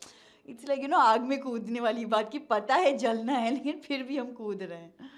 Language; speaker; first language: Hindi; native; Hindi